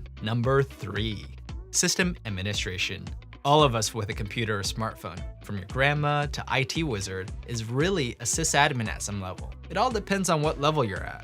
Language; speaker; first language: English; native; English